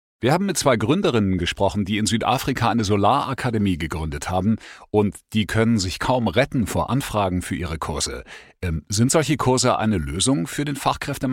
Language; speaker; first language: German; native; German